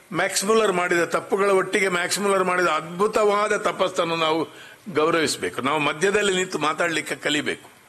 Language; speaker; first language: Kannada; non-native, local second language; Marathi